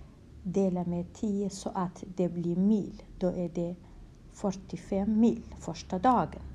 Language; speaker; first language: Swedish; non-native, fluent; Kurdish